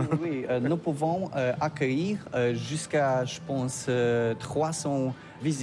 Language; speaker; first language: French; non-native, fluent; Polish